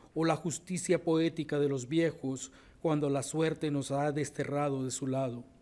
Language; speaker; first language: Spanish; native; Spanish